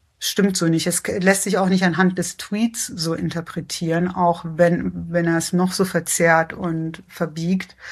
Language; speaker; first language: German; early bilingual, other home language; Persian